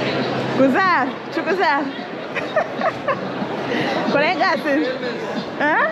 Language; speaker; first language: Turkish; non-native, learner; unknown